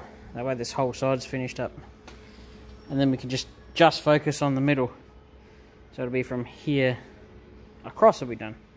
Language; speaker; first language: English; native; English